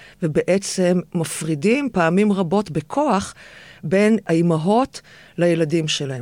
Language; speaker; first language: Hebrew; native; Hebrew